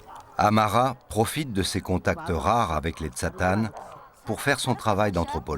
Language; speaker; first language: French; native; French